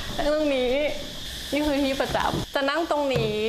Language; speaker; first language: Thai; native; Thai